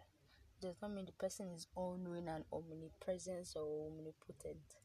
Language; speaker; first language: English; non-native, local second language; Yoruba